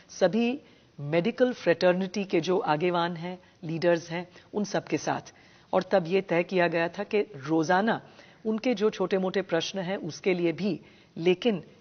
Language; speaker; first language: Hindi; non-native, local second language; Gujarati